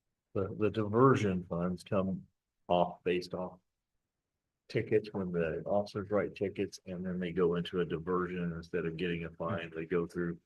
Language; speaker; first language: English; native; English